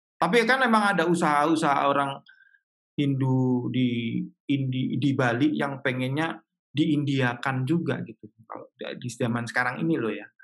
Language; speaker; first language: Indonesian; native; Indonesian